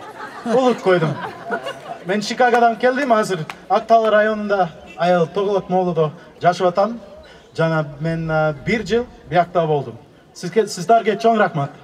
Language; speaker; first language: Kyrgyz; non-native, learner; English